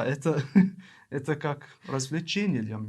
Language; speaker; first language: Russian; non-native, learner; English